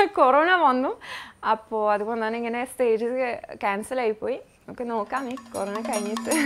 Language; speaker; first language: Malayalam; non-native, fluent; French